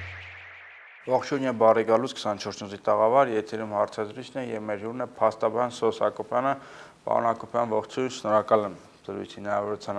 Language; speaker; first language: Armenian; native; Armenian